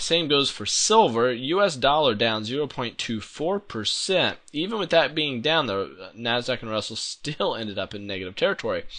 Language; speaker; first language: English; native; English